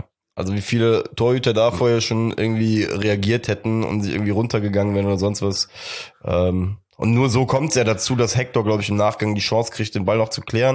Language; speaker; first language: German; native; German